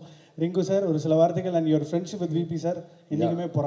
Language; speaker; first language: Tamil; native; Tamil